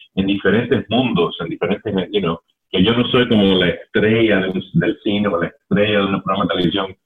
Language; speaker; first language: Spanish; early bilingual, heritage; Spanish